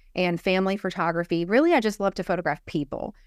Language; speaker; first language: English; native; English